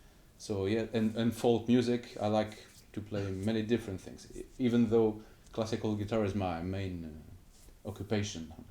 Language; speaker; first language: English; non-native, fluent; French